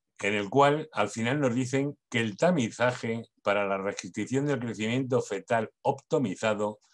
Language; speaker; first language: Spanish; native; Spanish